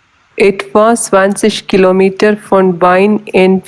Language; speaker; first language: German; non-native, learner; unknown